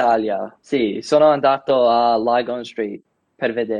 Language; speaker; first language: Italian; non-native, learner; English